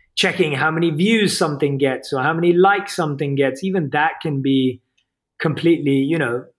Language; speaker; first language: English; native; English